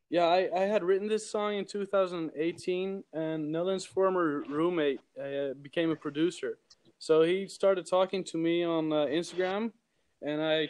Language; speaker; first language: English; early bilingual, heritage; English